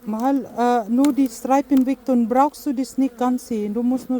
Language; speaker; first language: German; non-native, learner; Filipino